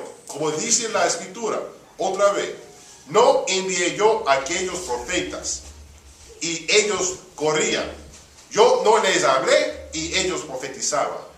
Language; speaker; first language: Spanish; early bilingual, heritage; Spanish